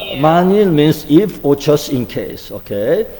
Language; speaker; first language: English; non-native, fluent; Korean